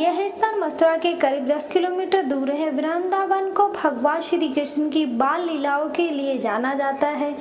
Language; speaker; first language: Hindi; native; Hindi